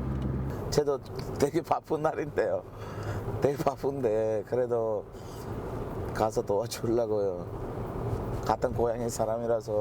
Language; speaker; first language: Korean; non-native, fluent; Sinhala